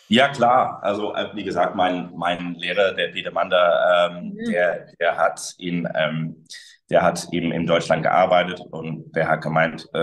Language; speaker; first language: German; early bilingual, other home language; English